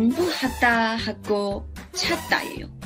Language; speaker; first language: Korean; non-native, learner; English